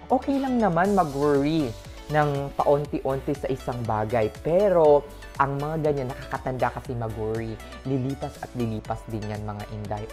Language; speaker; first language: Filipino; native; Filipino